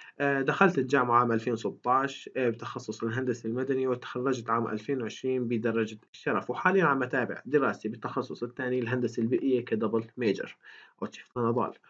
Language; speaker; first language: Arabic; native; Arabic